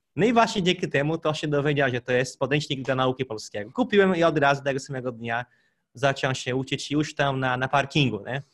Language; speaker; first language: Polish; non-native, fluent; Portuguese